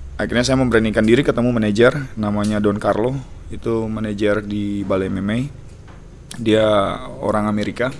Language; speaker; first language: Indonesian; native; Indonesian